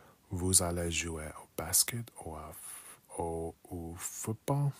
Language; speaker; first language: French; non-native, learner; English